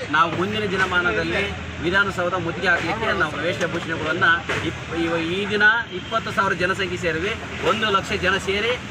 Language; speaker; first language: Kannada; native; Kannada